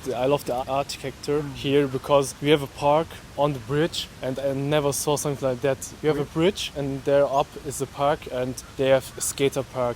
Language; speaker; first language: English; non-native, fluent; German